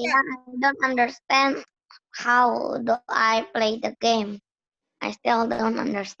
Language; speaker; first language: English; non-native, learner; Indonesian